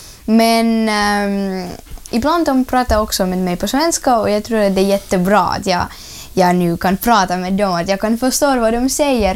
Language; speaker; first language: Swedish; early bilingual, other home language; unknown